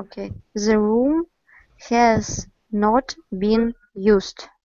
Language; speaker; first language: English; non-native, learner; Russian